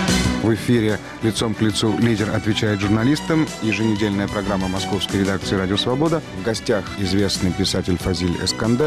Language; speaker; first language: Russian; native; Russian